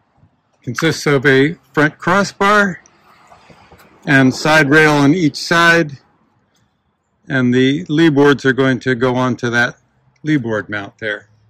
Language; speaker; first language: English; native; English